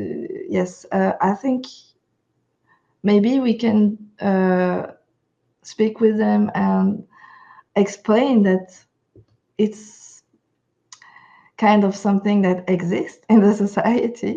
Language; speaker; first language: English; non-native, fluent; French